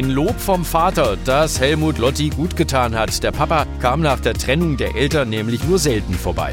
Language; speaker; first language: German; native; German